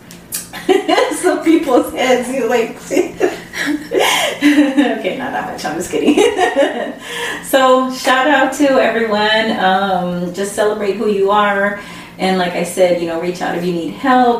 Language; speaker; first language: English; early bilingual, other home language; Spanish